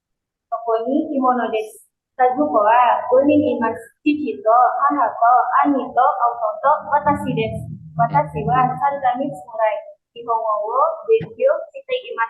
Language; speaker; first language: Japanese; non-native, learner; Indonesian